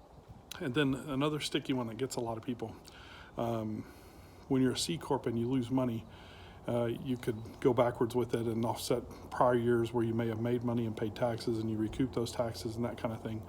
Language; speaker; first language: English; native; English